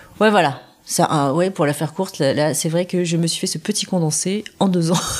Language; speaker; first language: French; native; French